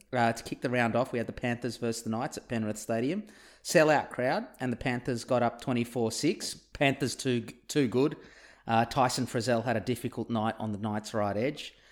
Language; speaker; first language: English; early bilingual, other home language; Turkish